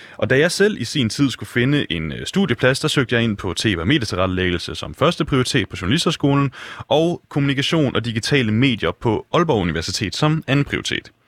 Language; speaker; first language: Danish; native; Danish